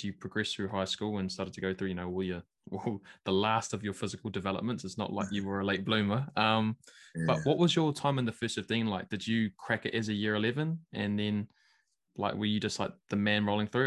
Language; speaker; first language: English; native; English